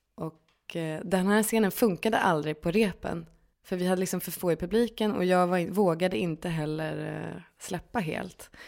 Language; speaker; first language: Swedish; native; Swedish